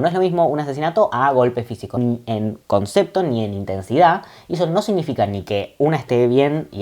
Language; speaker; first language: Spanish; native; Spanish